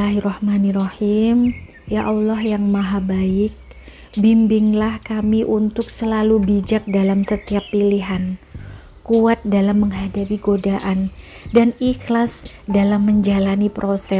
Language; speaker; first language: Indonesian; native; Indonesian